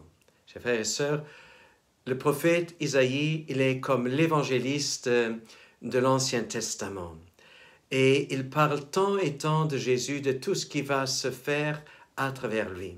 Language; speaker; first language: French; native; French